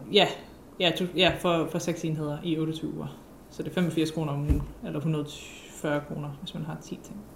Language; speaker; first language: Danish; non-native, fluent; English